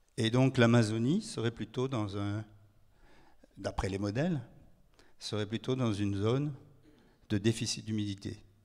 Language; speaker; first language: French; native; French